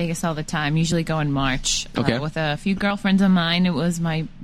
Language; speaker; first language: English; native; English